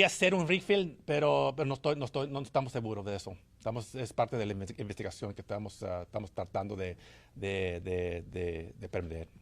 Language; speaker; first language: Spanish; early bilingual, heritage; Spanish